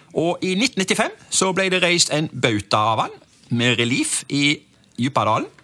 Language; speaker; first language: Norwegian; native; Norwegian